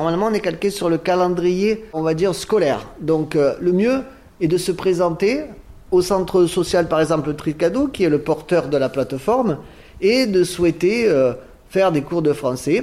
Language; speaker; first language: French; native; French